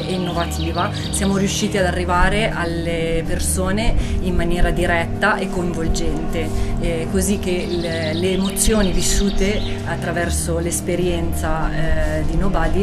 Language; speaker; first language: Italian; native; Italian